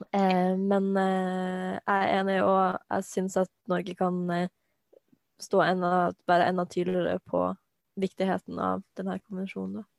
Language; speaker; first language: Norwegian; native; Norwegian